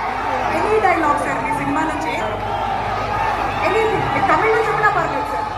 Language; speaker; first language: Telugu; native; Telugu